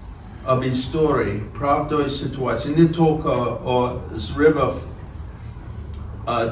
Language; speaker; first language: Russian; non-native, fluent; English